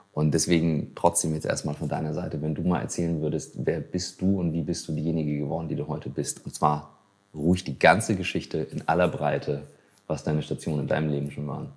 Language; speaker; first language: German; native; German